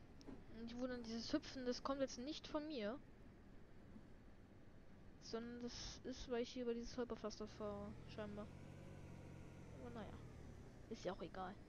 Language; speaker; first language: German; native; German